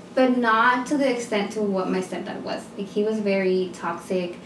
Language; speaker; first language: English; native; English